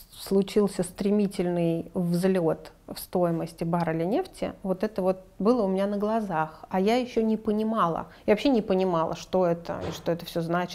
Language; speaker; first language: Russian; native; Russian